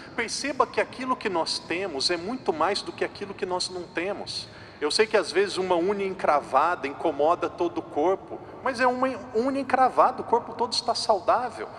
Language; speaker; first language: Portuguese; native; Portuguese